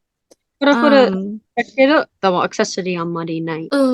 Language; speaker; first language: Japanese; non-native, learner; English